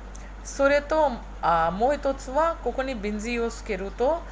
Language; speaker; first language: Japanese; non-native, fluent; Hindi